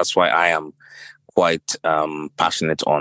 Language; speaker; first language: English; non-native, local second language; Akan